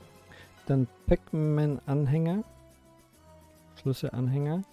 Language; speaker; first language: German; native; German